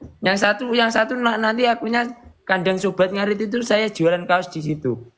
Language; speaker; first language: Indonesian; non-native, local second language; Javanese